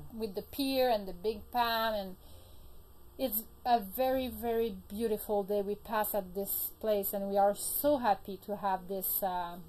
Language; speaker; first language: English; native; English